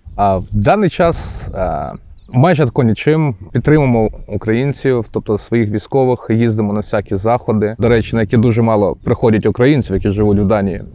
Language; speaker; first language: Ukrainian; native; Ukrainian